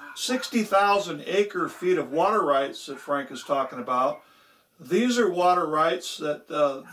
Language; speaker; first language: English; native; English